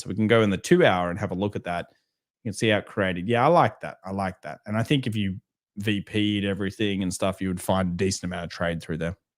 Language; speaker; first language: English; native; English